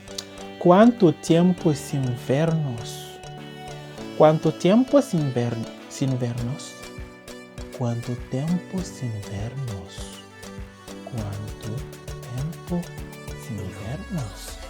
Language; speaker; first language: Spanish; non-native, learner; French